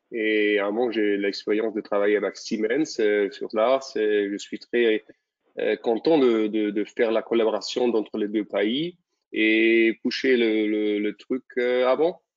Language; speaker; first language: French; non-native, fluent; German